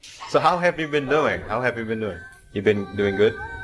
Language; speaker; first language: English; non-native, fluent; Indonesian